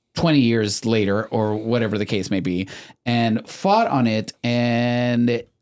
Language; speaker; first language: English; early bilingual, other home language; Spanish